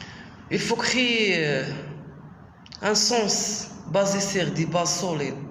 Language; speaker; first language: French; non-native, local second language; Arabic